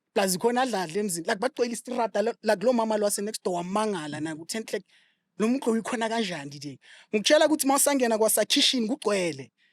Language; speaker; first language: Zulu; non-native, local second language; Southern Sotho